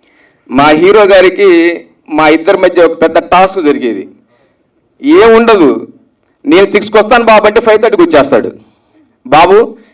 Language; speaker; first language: Telugu; native; Telugu